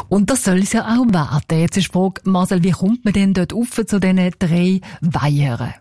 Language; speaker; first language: German; native; German